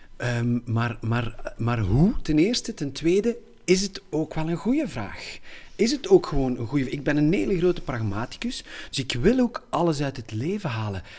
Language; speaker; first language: Dutch; native; Dutch